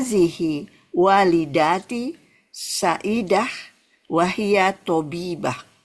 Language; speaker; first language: Arabic; non-native, learner; Indonesian